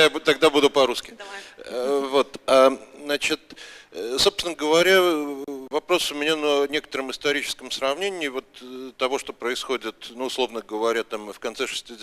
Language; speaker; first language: Russian; native; Russian